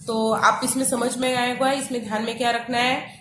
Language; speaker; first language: Hindi; non-native, local second language; Marathi